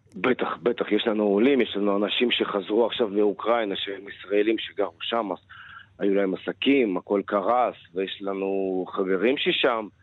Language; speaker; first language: Hebrew; non-native, fluent; Russian